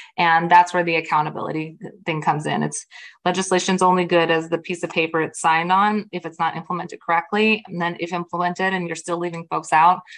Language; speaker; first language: English; early bilingual, other home language; Spanish